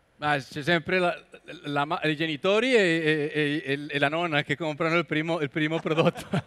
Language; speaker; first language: Italian; non-native, learner; Spanish